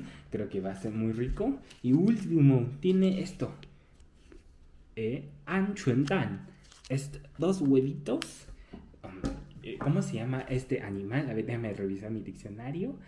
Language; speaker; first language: Spanish; non-native, fluent; Chinese